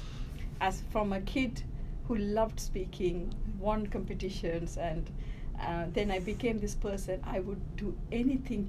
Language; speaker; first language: English; early bilingual, other home language; Tamil